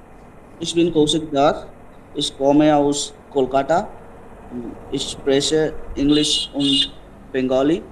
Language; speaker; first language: German; non-native, learner; Bangla